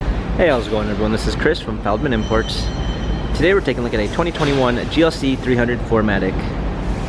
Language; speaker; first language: English; native; English